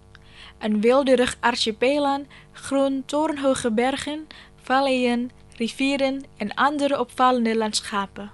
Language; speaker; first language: Dutch; non-native, fluent; Indonesian